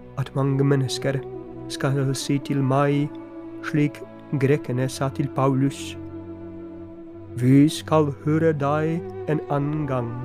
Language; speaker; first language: Norwegian; non-native, fluent; Polish